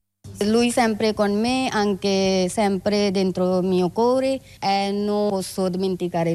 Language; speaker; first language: Italian; non-native, learner; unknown